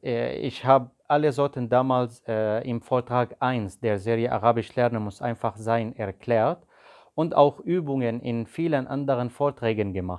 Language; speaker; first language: German; non-native, fluent; Arabic